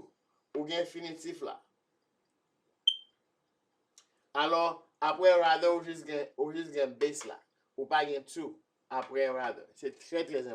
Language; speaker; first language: French; non-native, local second language; Haitian Creole